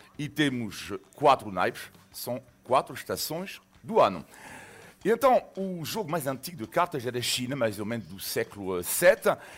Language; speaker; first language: Portuguese; non-native, fluent; French